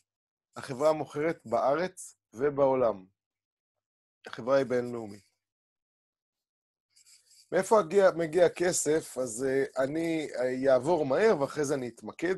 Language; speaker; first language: Hebrew; native; Hebrew